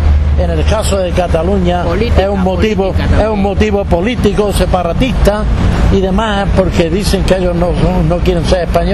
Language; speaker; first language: Spanish; native; Spanish